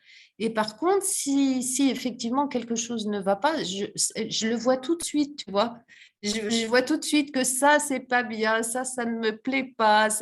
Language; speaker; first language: French; native; French